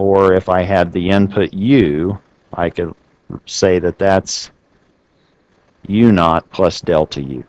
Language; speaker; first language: English; native; English